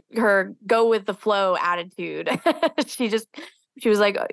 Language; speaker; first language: English; native; English